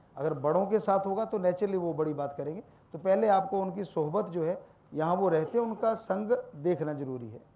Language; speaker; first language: Hindi; non-native, local second language; Punjabi